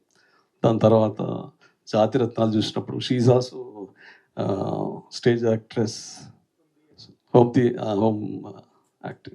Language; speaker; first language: Telugu; native; Telugu